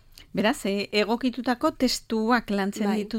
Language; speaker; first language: Basque; native; Basque